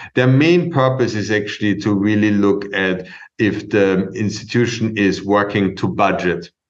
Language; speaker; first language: English; non-native, fluent; German